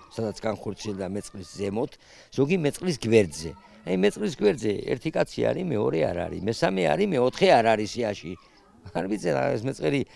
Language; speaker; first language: Georgian; native; Georgian